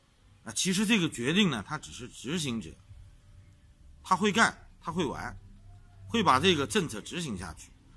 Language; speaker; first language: Chinese; native; Chinese